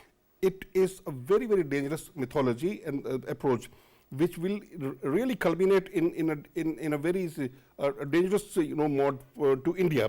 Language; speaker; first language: English; non-native, local second language; Urdu